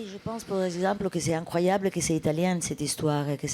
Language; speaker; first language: French; non-native, fluent; Italian